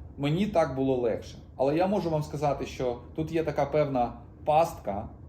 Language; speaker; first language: Ukrainian; non-native, local second language; Russian